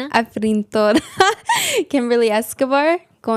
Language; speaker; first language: Spanish; early bilingual, heritage; Spanish